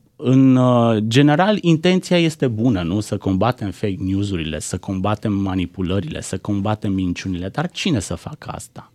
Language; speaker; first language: Romanian; native; Romanian